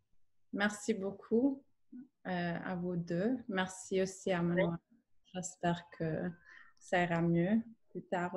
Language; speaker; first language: French; non-native, fluent; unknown